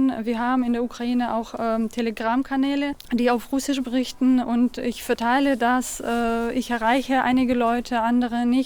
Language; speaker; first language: German; non-native, fluent; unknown